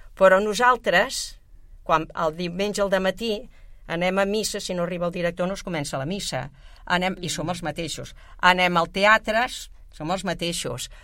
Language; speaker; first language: Catalan; native; Catalan